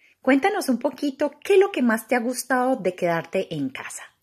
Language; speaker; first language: Spanish; native; Spanish